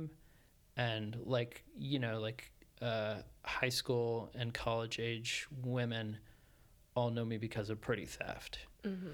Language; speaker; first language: English; native; English